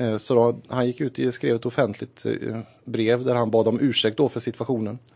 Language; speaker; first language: Swedish; native; Swedish